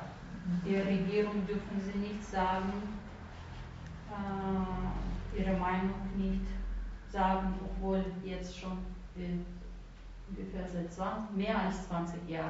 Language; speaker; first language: German; non-native, fluent; Russian